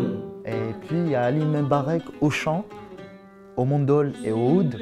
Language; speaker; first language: French; non-native, local second language; Arabic